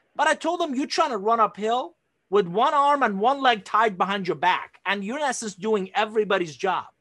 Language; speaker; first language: English; non-native, fluent; Persian